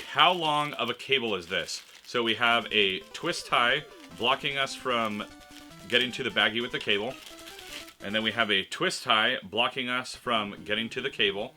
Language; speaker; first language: English; native; English